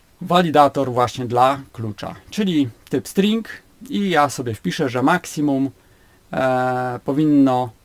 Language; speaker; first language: Polish; native; Polish